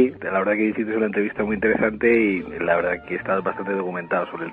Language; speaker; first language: Spanish; native; Spanish